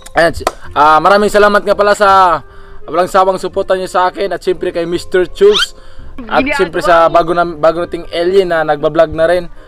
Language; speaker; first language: Filipino; non-native, local second language; Cebuano